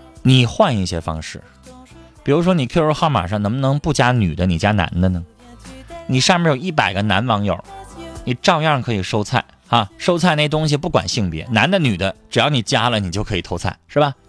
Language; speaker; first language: Chinese; native; Chinese